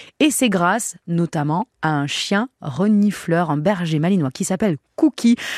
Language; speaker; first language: French; native; French